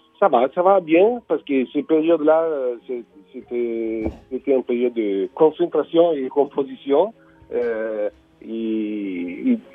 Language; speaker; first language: French; non-native, learner; Italian